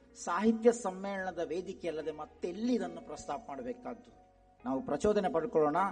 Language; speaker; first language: Kannada; non-native, local second language; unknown